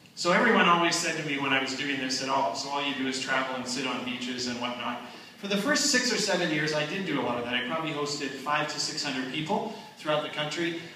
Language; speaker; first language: English; native; English